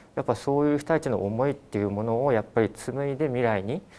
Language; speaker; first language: Japanese; native; Japanese